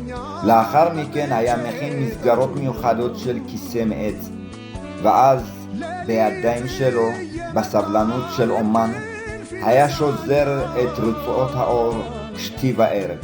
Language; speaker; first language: Hebrew; early bilingual, other home language; Amharic